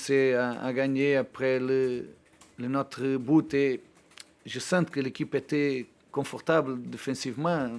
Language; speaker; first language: French; non-native, learner; Portuguese